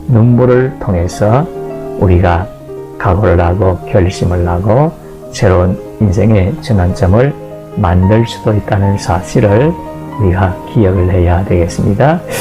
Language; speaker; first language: Korean; native; Korean